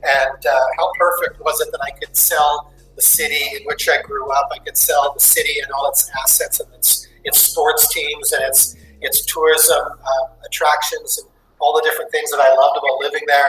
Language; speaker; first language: English; native; English